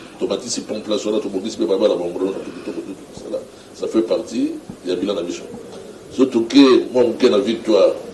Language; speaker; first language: Lingala; native; Lingala